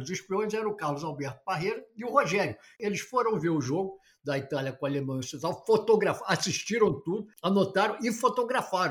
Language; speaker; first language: Portuguese; native; Portuguese